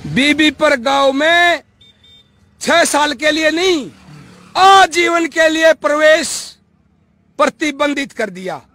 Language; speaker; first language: Hindi; native; Hindi